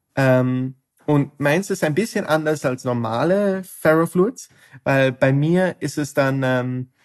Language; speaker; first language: German; non-native, fluent; English